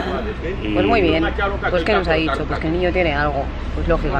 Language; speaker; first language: Spanish; native; Spanish